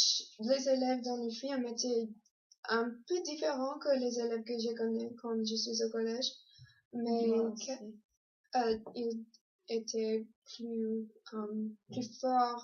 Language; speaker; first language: French; non-native, learner; English